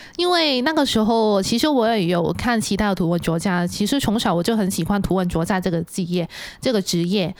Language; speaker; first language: Chinese; non-native, local second language; Cantonese